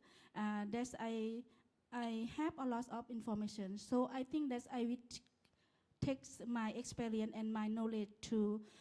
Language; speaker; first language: English; non-native, learner; Lao